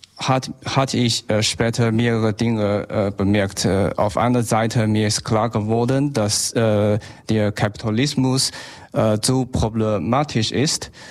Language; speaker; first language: German; non-native, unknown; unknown